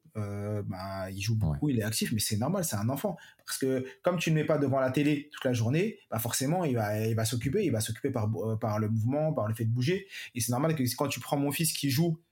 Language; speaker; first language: French; native; French